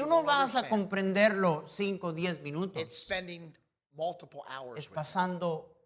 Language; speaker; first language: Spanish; non-native, fluent; English